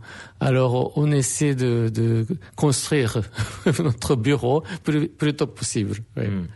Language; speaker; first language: French; non-native, fluent; Japanese